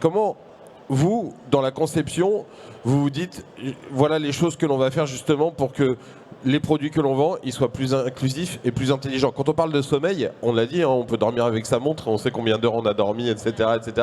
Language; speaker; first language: French; native; French